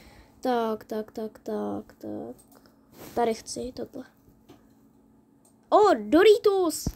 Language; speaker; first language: Czech; early bilingual, other home language; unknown